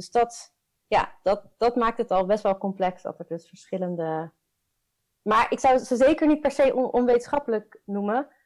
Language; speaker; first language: Dutch; native; Dutch